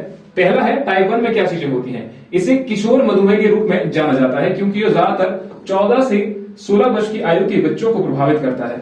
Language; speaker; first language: Hindi; native; Hindi